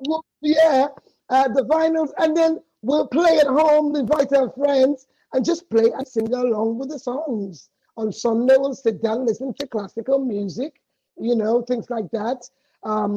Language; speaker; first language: English; non-native, local second language; Krio